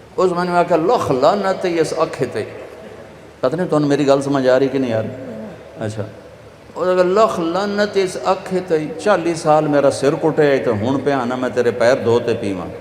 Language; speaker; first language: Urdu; non-native, local second language; Punjabi